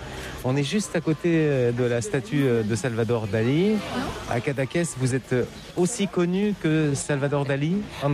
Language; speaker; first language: French; native; French